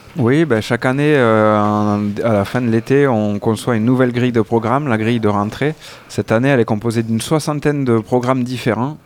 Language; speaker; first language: French; native; French